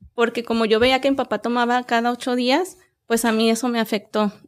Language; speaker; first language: Spanish; native; Spanish